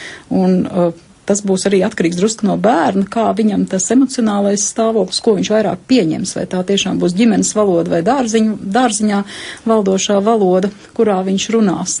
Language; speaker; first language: Latvian; native; Latvian